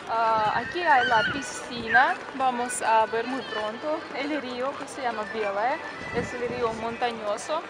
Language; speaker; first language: Spanish; non-native, fluent; Russian